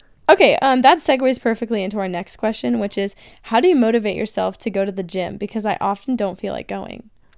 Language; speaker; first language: English; native; English